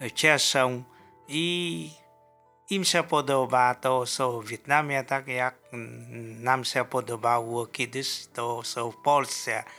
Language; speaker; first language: Polish; non-native, fluent; Vietnamese